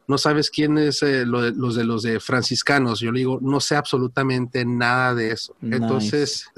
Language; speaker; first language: Spanish; early bilingual, heritage; Spanish